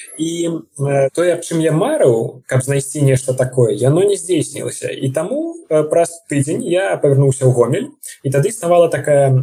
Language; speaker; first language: Belarusian; non-native, local second language; Russian